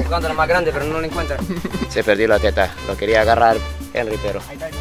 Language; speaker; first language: Spanish; non-native, fluent; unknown